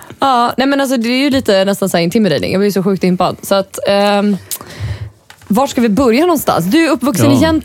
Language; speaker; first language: Swedish; native; Swedish